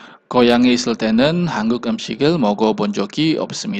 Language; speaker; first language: Korean; non-native, learner; Indonesian